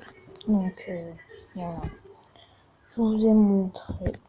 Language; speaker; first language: French; native; French